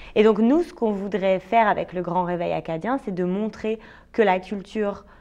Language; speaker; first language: French; native; French